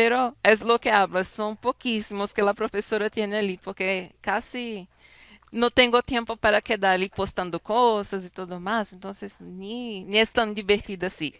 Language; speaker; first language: Spanish; non-native, fluent; Portuguese